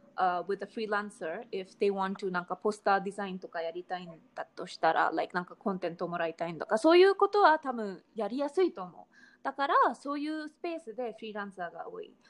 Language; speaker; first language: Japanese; non-native, fluent; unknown